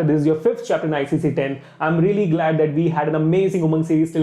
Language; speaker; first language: English; non-native, local second language; Hindi